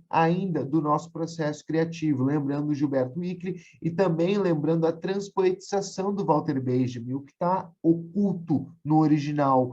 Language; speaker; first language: Portuguese; native; Portuguese